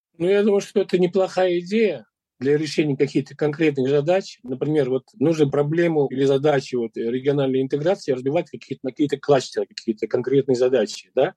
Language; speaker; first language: Russian; non-native, local second language; Uzbek